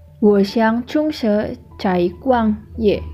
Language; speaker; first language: Chinese; non-native, learner; Indonesian